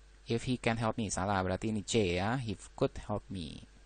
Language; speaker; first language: English; non-native, fluent; Indonesian